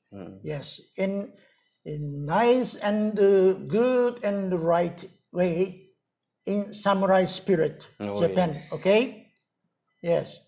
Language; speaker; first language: English; non-native, learner; Japanese